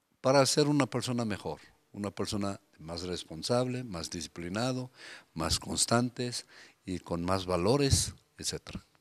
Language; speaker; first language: Spanish; non-native, fluent; Korean